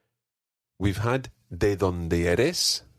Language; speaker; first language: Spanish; non-native, fluent; English